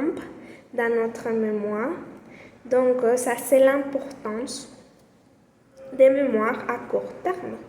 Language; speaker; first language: French; non-native, learner; Spanish